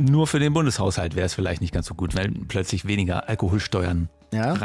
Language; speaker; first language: German; native; German